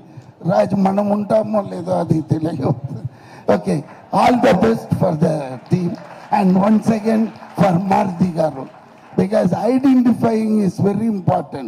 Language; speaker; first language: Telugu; non-native, learner; Tamil